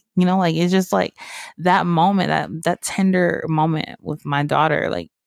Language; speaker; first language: English; native; English